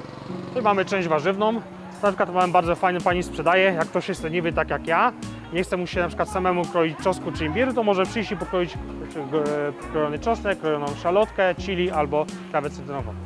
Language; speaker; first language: Polish; native; Polish